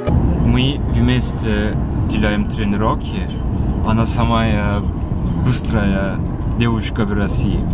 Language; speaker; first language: Russian; non-native, learner; Turkish